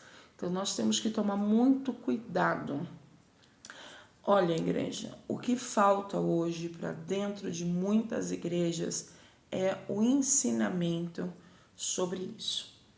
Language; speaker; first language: Portuguese; native; Portuguese